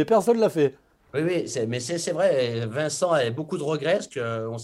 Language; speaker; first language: French; native; French